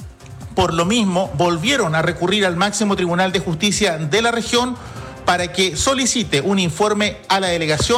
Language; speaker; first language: Spanish; native; Spanish